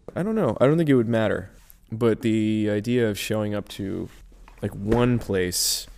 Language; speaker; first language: English; native; English